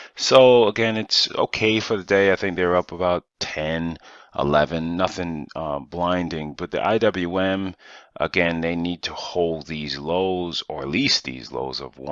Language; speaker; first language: English; native; English